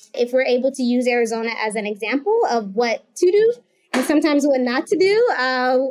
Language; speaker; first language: English; native; English